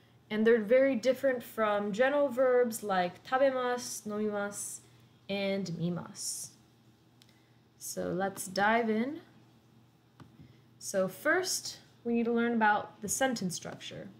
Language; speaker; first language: English; native; English